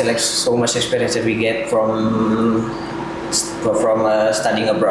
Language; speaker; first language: English; non-native, learner; Indonesian